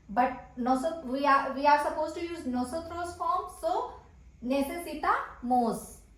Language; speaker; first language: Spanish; non-native, fluent; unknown